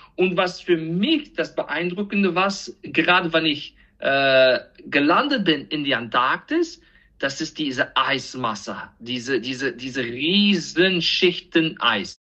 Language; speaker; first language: German; non-native, fluent; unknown